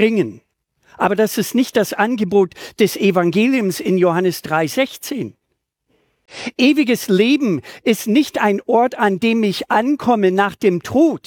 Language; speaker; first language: German; native; German